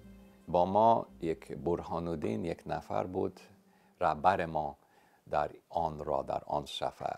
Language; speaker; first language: Persian; non-native, fluent; English